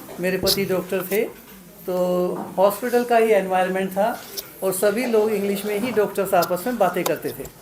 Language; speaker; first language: Hindi; native; Hindi